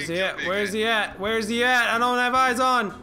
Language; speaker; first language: English; native; English